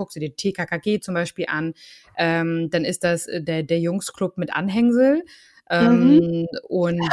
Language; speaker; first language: German; native; German